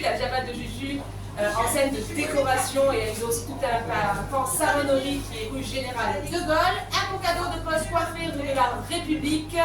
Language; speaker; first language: French; native; French